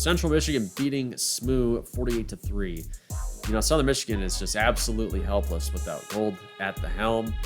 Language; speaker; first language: English; native; English